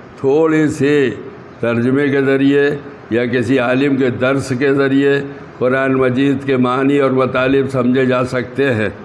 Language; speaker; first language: Urdu; native; Urdu